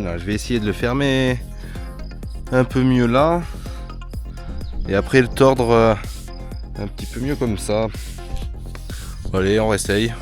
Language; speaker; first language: French; native; French